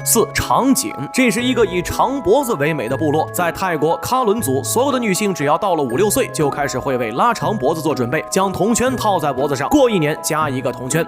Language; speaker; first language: Chinese; native; Chinese